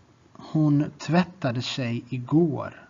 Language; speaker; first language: Swedish; non-native, fluent; Tigrinya